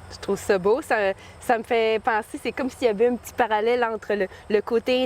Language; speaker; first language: French; native; French